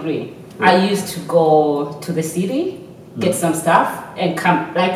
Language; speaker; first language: English; non-native, local second language; Swahili